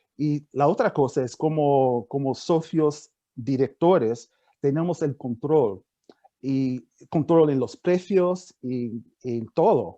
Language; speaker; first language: Spanish; non-native, fluent; English